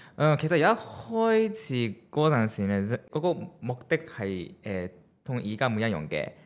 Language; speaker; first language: Cantonese; non-native, fluent; Japanese